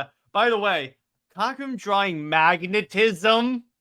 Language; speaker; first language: English; native; English